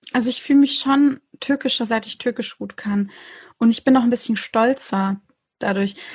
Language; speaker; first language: German; early bilingual, other home language; Turkish